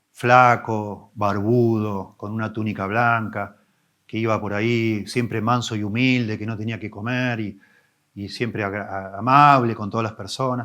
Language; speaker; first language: Spanish; native; Spanish